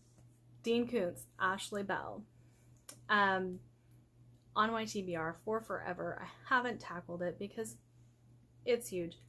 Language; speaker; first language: English; native; English